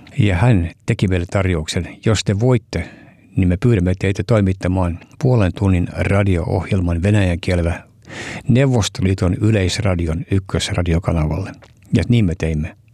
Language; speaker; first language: Finnish; early bilingual, heritage; Finnish